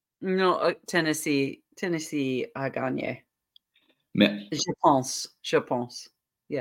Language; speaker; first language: French; non-native, learner; English